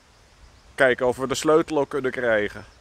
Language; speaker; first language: Dutch; native; Dutch